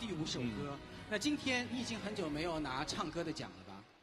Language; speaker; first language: Chinese; native; Chinese